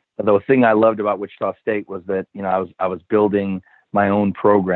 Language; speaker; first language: English; native; English